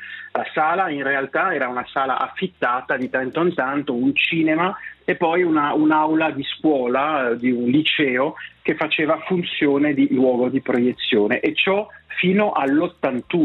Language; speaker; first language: Italian; non-native, local second language; French